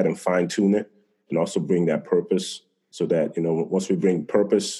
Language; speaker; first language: English; native; English